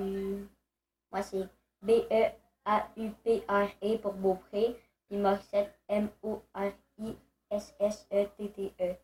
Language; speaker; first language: French; native; French